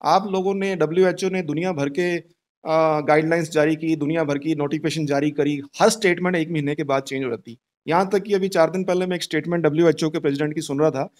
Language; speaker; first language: Hindi; native; Hindi